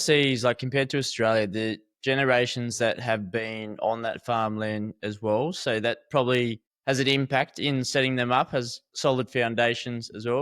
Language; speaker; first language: English; native; English